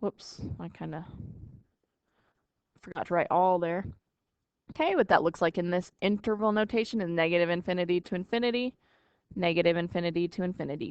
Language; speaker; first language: English; native; English